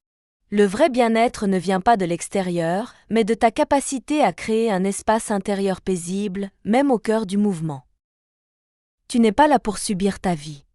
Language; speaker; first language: French; native; French